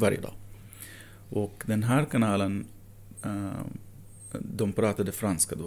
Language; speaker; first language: Swedish; non-native, fluent; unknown